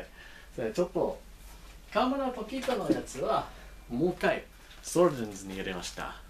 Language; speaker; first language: Japanese; non-native, learner; English